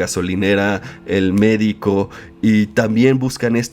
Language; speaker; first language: Spanish; native; Spanish